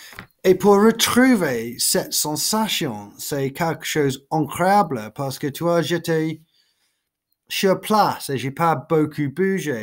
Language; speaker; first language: French; non-native, learner; English